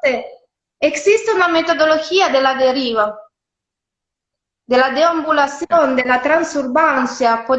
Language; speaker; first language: Spanish; non-native, fluent; Italian